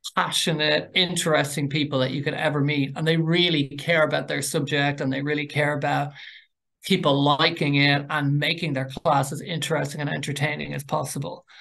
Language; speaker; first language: English; native; English